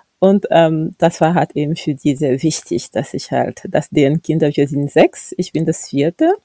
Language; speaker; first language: German; non-native, fluent; French